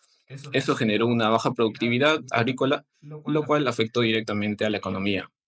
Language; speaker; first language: Spanish; native; Spanish